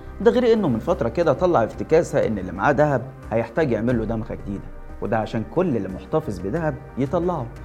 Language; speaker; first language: Arabic; native; Arabic